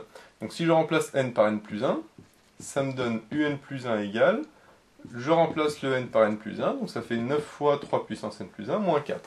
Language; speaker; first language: French; native; French